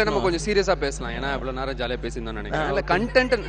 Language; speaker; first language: Tamil; native; Tamil